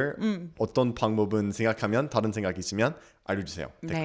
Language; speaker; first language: Korean; non-native, learner; English